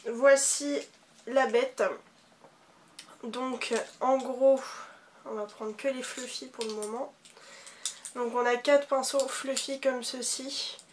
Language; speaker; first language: French; native; French